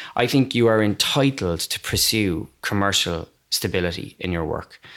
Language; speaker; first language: English; native; English